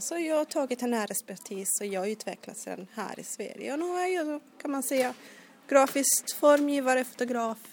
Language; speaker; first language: Swedish; non-native, fluent; Italian